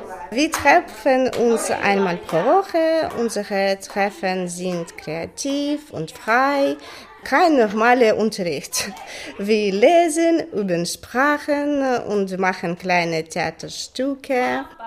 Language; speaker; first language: German; non-native, learner; Ukrainian